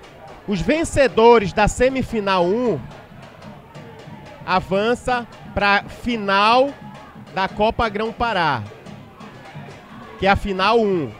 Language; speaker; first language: Portuguese; native; Portuguese